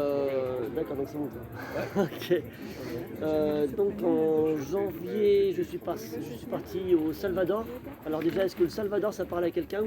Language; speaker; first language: French; native; French